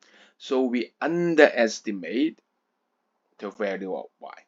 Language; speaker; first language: English; non-native, fluent; Chinese